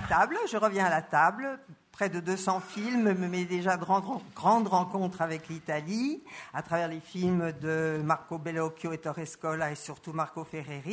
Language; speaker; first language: French; native; French